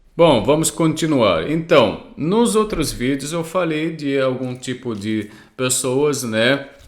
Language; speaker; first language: Portuguese; non-native, fluent; Arabic